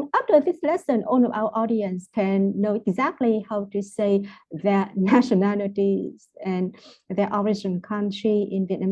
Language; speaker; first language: English; non-native, fluent; Vietnamese